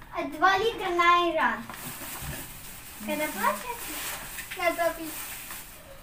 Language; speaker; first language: Russian; early bilingual, heritage; Russian